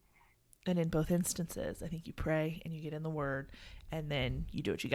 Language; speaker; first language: English; native; English